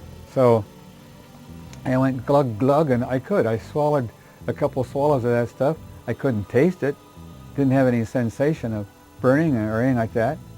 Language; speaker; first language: English; native; English